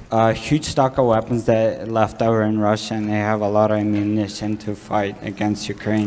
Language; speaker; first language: English; non-native, fluent; Ukrainian